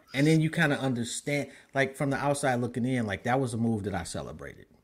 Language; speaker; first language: English; native; English